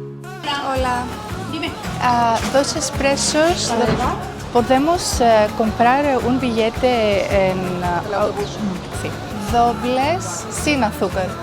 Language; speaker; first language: Spanish; non-native, learner; Greek